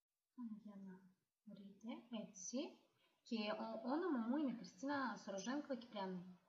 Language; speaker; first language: Greek; non-native, learner; Russian